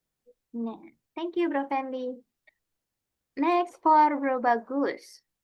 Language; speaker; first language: English; non-native, fluent; Indonesian